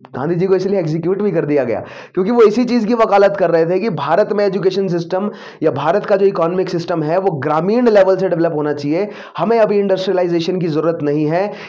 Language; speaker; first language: Hindi; native; Hindi